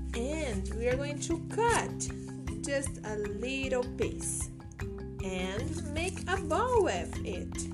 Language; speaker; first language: English; non-native, fluent; Portuguese